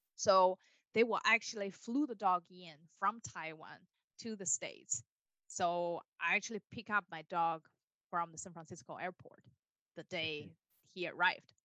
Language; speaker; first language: English; non-native, fluent; Chinese